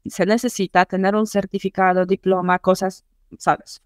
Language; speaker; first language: Spanish; non-native, fluent; Polish